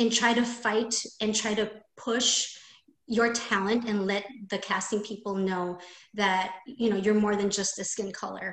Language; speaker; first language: English; non-native, local second language; Filipino